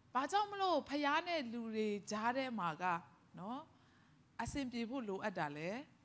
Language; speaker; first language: Burmese; non-native, local second language; Tedim Chin